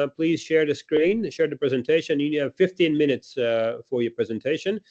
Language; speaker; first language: English; non-native, fluent; Latvian